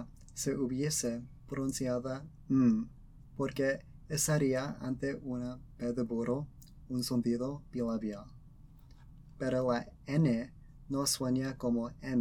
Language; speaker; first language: Spanish; early bilingual, other home language; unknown